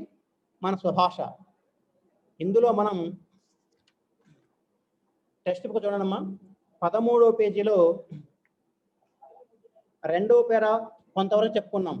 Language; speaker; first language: Telugu; native; Telugu